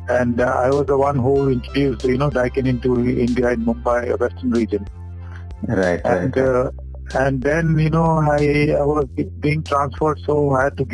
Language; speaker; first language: English; non-native, local second language; Telugu